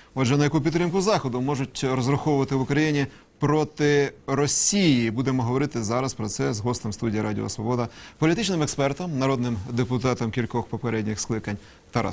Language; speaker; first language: Ukrainian; native; Ukrainian